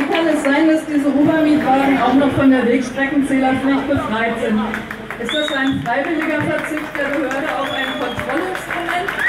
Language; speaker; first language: German; native; German